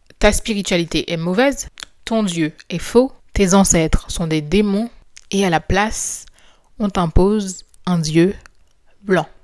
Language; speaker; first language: French; non-native, local second language; Haitian Creole